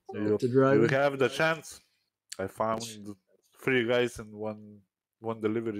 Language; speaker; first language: English; non-native, learner; Lithuanian